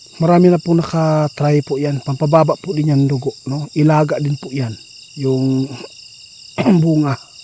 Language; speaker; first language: Filipino; non-native, local second language; Cebuano